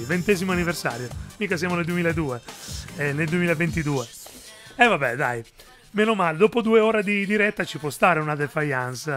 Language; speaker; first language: Italian; native; Italian